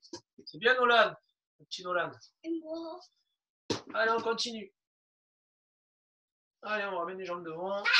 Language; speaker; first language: French; native; French